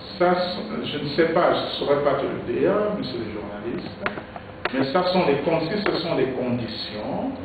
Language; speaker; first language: French; non-native, local second language; Lingala